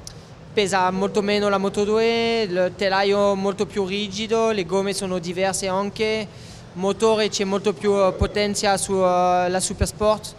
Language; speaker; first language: Italian; non-native, fluent; French